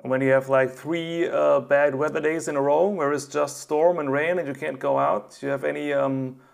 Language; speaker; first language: English; non-native, fluent; German